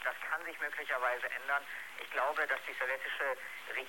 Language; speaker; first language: German; native; German